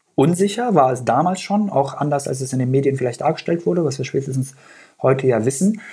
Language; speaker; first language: German; early bilingual, other home language; Persian